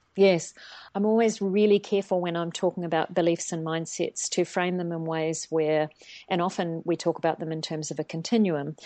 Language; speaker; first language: English; native; English